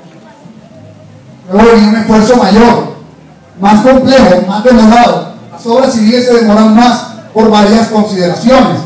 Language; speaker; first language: Spanish; native; Spanish